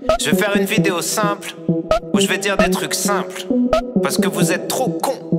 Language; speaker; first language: French; native; French